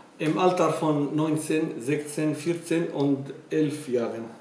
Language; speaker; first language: German; non-native, learner; Arabic